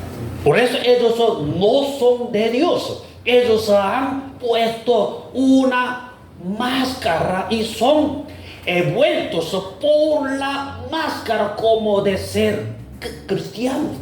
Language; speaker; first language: Spanish; non-native, fluent; Korean